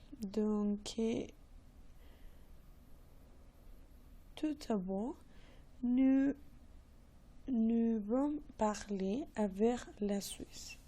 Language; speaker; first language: French; non-native, learner; Spanish